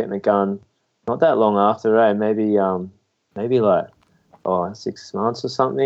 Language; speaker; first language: English; native; English